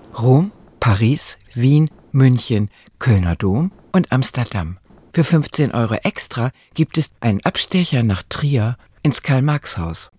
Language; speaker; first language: German; native; German